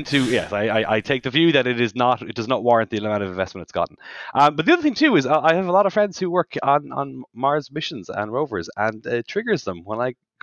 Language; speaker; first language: English; native; English